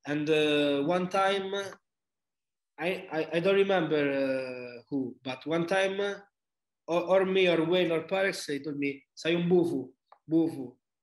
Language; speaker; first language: English; non-native, learner; Italian